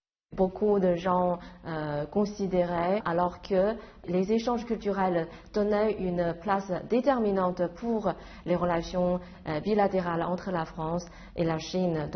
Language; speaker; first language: French; non-native, fluent; Chinese